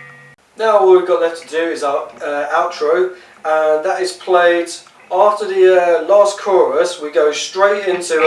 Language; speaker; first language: English; native; English